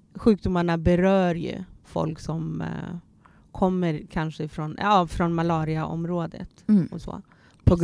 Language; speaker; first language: Swedish; early bilingual, other home language; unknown